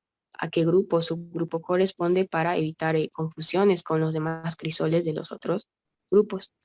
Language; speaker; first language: Spanish; native; Spanish